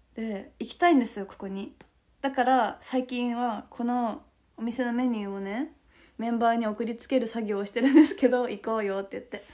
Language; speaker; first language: Japanese; native; Japanese